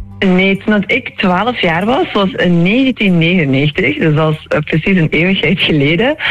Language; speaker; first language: Dutch; early bilingual, other home language; Turkish